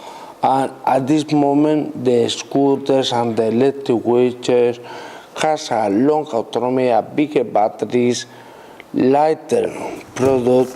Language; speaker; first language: English; non-native, learner; Spanish